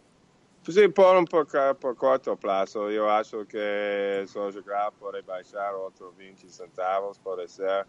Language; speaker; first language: Portuguese; non-native, learner; Spanish